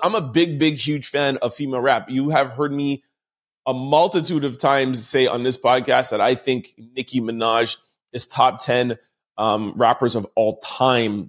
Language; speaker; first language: English; native; English